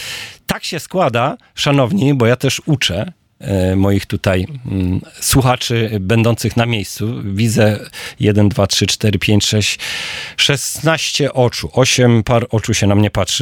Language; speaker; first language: Polish; native; Polish